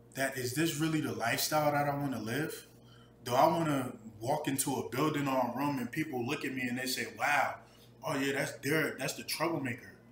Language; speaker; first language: English; native; English